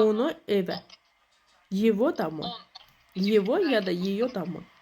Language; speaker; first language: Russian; non-native, fluent; Azerbaijani